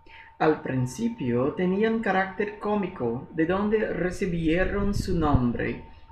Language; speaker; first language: Spanish; non-native, fluent; Portuguese